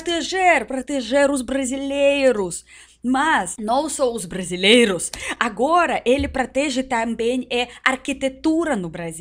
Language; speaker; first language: Portuguese; non-native, learner; Russian